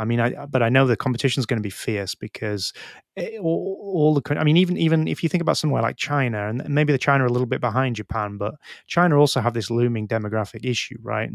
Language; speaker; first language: English; native; English